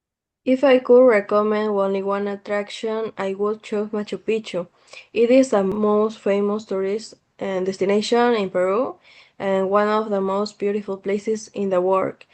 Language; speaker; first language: English; non-native, learner; Spanish